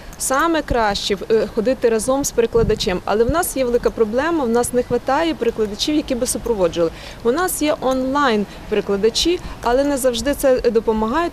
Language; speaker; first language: Ukrainian; native; Ukrainian